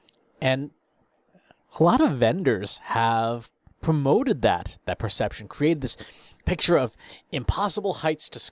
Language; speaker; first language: English; native; English